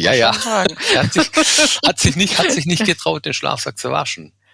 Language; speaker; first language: German; native; German